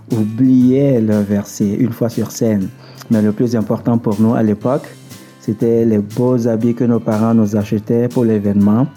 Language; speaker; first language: French; non-native, local second language; Ewe